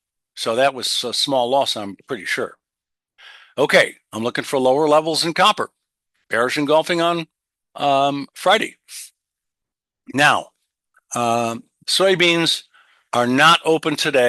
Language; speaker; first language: English; native; English